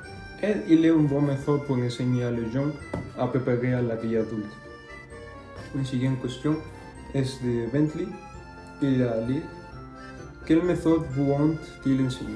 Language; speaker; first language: French; non-native, learner; Spanish